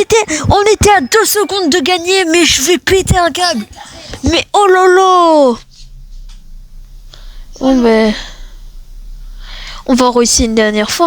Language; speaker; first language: French; native; French